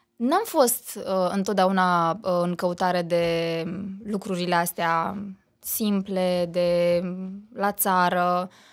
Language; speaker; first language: Romanian; native; Romanian